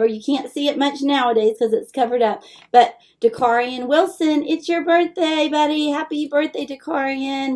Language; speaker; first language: English; native; English